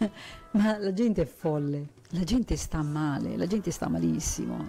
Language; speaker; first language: Italian; native; Italian